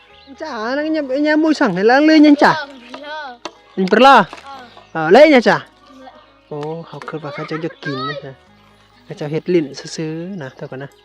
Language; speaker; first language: Vietnamese; non-native, learner; Thai